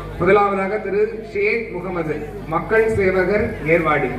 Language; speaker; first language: Tamil; native; Tamil